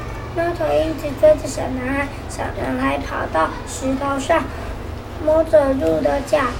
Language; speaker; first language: Chinese; native; Chinese